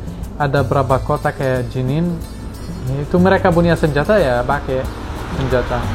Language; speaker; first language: Indonesian; non-native, fluent; Arabic